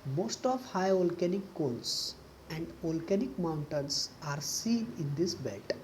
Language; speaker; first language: English; non-native, local second language; Marathi